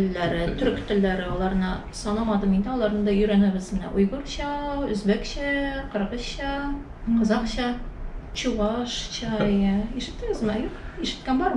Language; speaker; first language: Turkish; non-native, learner; Tatar